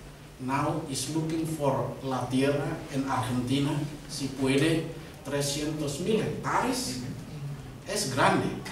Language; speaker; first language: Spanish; non-native, learner; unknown